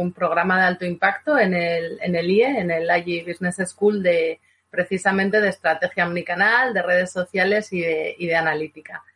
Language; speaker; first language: Spanish; native; Spanish